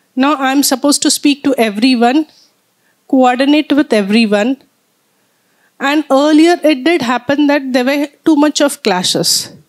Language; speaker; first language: English; non-native, local second language; Marathi